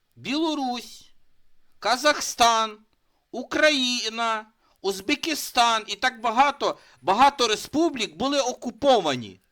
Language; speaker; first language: Ukrainian; native; Ukrainian